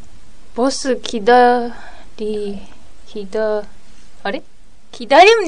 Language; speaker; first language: Korean; non-native, learner; Japanese